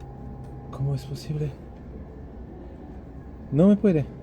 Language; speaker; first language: Spanish; non-native, learner; French